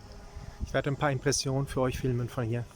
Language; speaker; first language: German; non-native, fluent; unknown